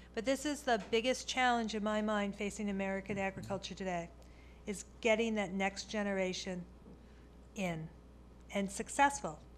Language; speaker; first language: English; native; English